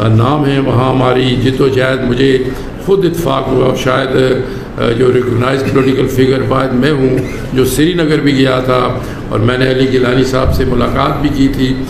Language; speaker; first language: Urdu; non-native, local second language; Pahari-Potwari